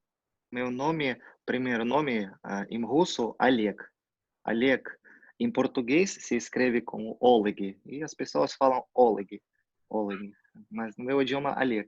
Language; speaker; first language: Portuguese; non-native, fluent; Russian